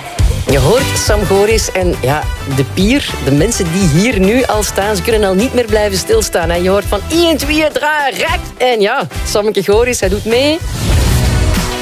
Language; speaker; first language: Dutch; native; Dutch